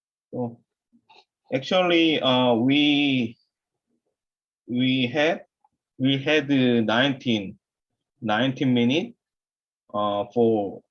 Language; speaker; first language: English; non-native, learner; Korean